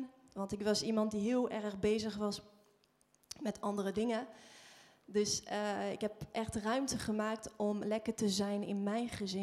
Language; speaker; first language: Dutch; non-native, fluent; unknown